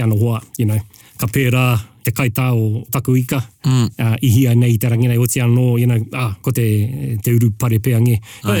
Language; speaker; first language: English; native; English